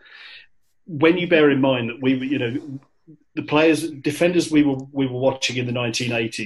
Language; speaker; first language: English; native; English